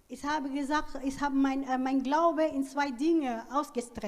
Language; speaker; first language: German; non-native, learner; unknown